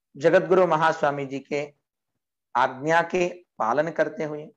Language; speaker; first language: Hindi; non-native, local second language; Marathi